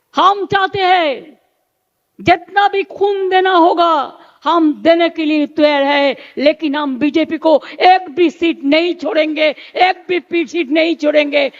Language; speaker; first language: Hindi; non-native, local second language; Bangla